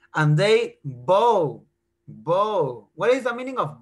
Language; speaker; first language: English; non-native, fluent; Spanish